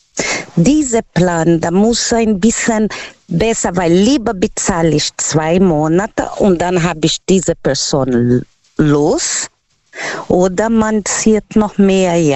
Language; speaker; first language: German; non-native, learner; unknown